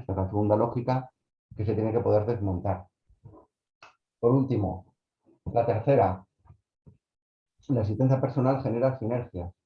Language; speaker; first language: Spanish; native; Spanish